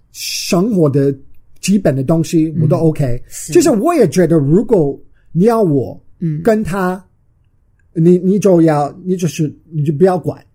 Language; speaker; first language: Chinese; non-native, fluent; English